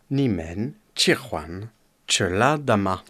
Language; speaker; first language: Chinese; non-native, learner; French